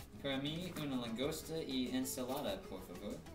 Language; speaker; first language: Spanish; non-native, learner; English